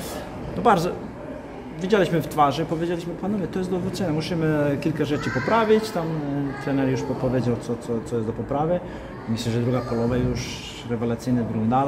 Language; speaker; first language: Polish; non-native, fluent; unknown